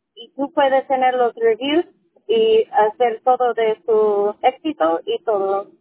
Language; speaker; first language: Spanish; non-native, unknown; English